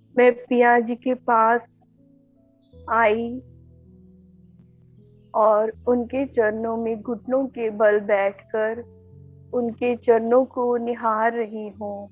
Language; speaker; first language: Hindi; native; Hindi